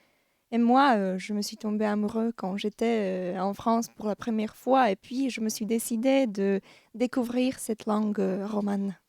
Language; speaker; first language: French; non-native, fluent; Slovak